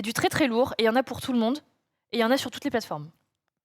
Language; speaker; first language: French; native; French